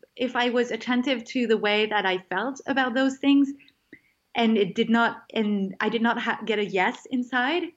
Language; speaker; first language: English; non-native, fluent; French